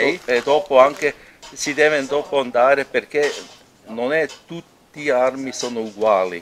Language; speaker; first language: Italian; non-native, local second language; German